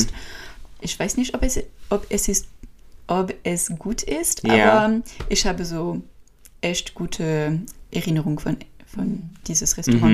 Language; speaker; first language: German; non-native, learner; French